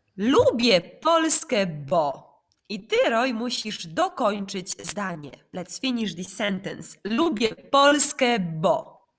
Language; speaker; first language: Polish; native; Polish